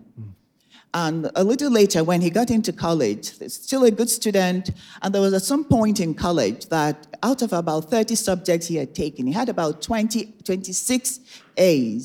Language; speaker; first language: English; non-native, local second language; Igbo